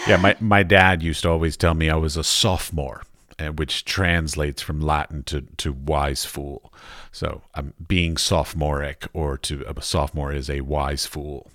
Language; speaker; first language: English; native; English